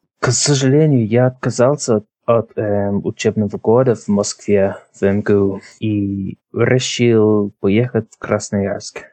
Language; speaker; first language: Russian; non-native, fluent; English